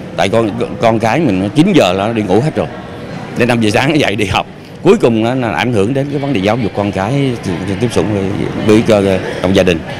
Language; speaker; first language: Vietnamese; native; Vietnamese